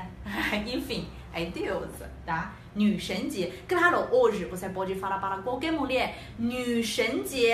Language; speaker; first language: Portuguese; non-native, learner; Chinese